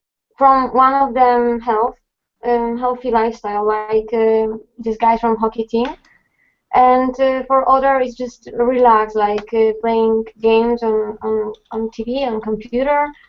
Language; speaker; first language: English; non-native, fluent; Polish